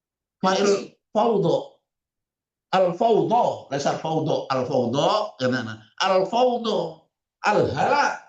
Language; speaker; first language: Arabic; non-native, fluent; Indonesian